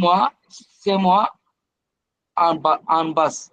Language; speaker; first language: French; non-native, learner; Bangla